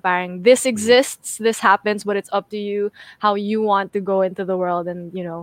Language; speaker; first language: English; native; English